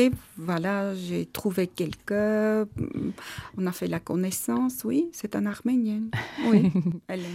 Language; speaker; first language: French; non-native, learner; Armenian